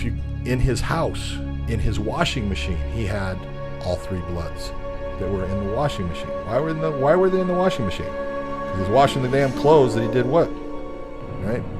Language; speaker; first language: English; native; English